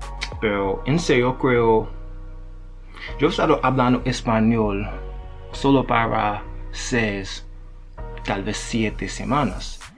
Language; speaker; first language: Spanish; non-native, learner; Haitian Creole